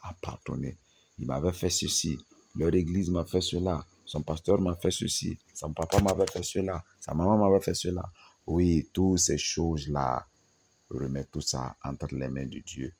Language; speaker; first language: French; non-native, local second language; Mossi